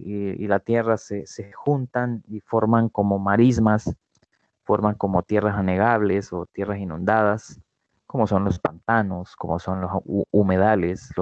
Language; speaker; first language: Spanish; native; Spanish